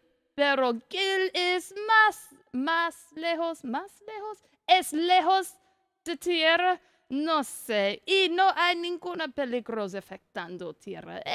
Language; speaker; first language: Spanish; non-native, learner; English